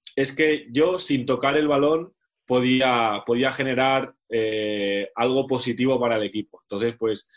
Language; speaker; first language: Spanish; native; Spanish